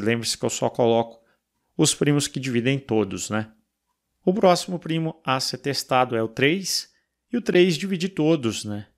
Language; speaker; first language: Portuguese; native; Portuguese